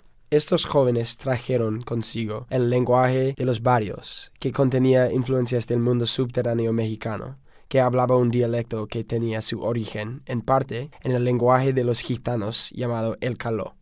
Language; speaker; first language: Spanish; non-native, learner; English